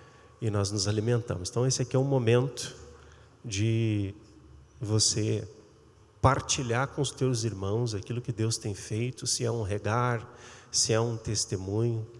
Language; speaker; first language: Portuguese; native; Portuguese